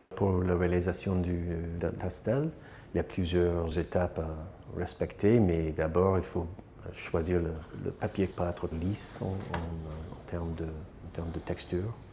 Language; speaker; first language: French; non-native, fluent; English